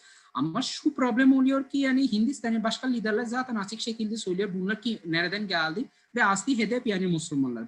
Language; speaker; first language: Turkish; non-native, learner; Bangla